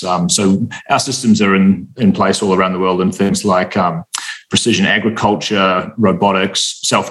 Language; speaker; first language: English; native; English